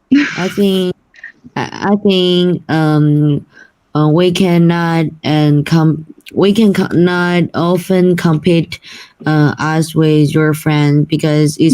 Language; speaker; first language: English; non-native, learner; Chinese